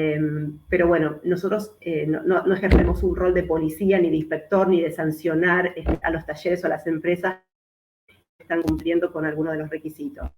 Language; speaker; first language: Spanish; native; Spanish